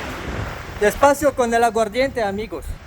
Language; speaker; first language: Spanish; non-native, learner; French